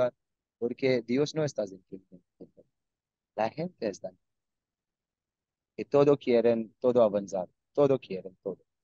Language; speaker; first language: Spanish; non-native, learner; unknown